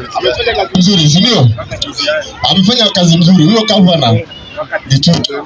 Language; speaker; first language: Swahili; non-native, local second language; Luyia